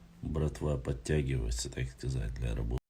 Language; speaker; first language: Russian; non-native, local second language; Chechen